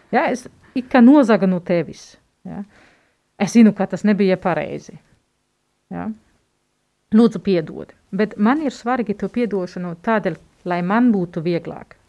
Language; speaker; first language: Latvian; non-native, fluent; German